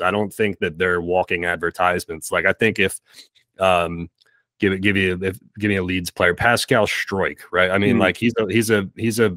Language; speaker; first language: English; native; English